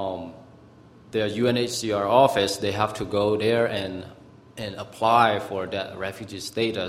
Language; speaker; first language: English; non-native, fluent; Burmese